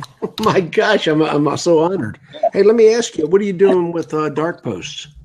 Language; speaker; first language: English; native; English